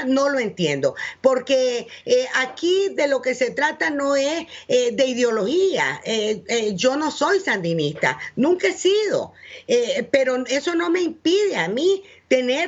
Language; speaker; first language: Spanish; native; Spanish